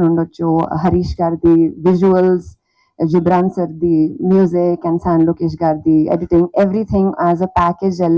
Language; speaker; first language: Telugu; non-native, fluent; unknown